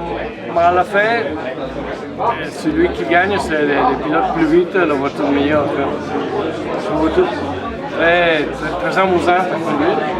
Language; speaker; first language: French; non-native, fluent; Italian